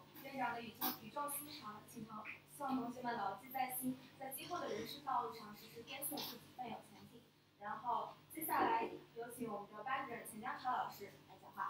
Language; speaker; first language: Chinese; native; Chinese